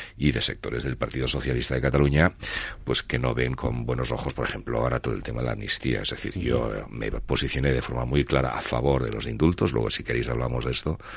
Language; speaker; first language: Spanish; non-native, local second language; Catalan